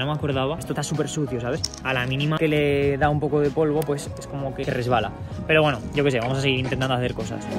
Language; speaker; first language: Spanish; native; Spanish